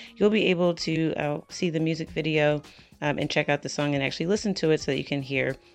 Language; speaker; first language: English; native; English